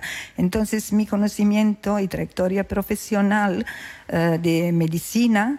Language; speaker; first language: Spanish; non-native, fluent; Serbian